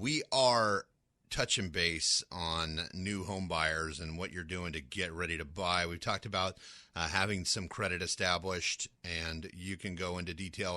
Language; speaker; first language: English; native; English